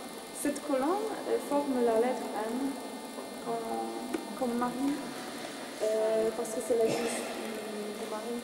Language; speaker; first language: French; non-native, learner; Polish